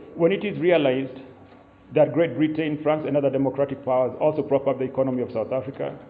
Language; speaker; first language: English; non-native, local second language; Kikuyu